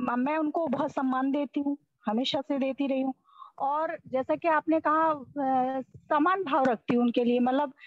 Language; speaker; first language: Hindi; native; Hindi